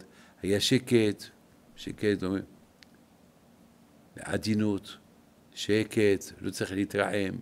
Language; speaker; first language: Hebrew; non-native, fluent; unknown